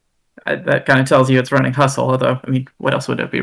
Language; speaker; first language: English; native; English